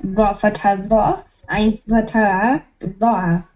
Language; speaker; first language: Arabic; non-native, learner; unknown